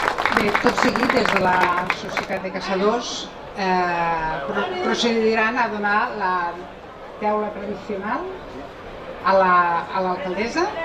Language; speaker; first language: Catalan; native; Catalan